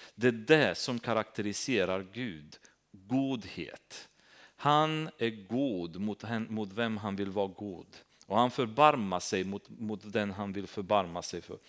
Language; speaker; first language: Swedish; non-native, fluent; Romanian